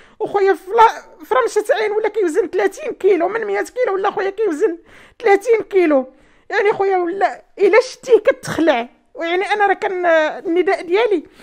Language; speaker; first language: Arabic; native; Arabic